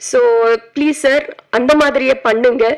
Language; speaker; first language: Tamil; non-native, learner; Telugu